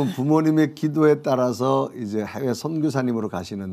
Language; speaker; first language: Korean; native; Korean